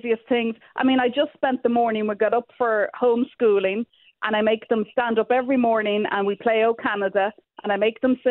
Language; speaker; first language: English; native; English